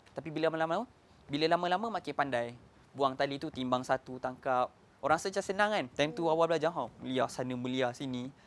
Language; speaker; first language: Malay; native; Malay